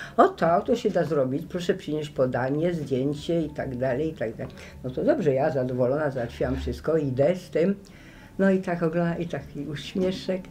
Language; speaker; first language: Polish; early bilingual, heritage; Polish